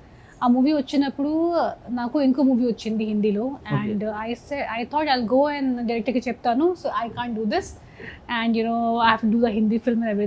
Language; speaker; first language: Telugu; non-native, fluent; Hindi